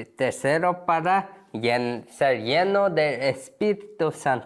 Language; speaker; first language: Spanish; non-native, learner; Korean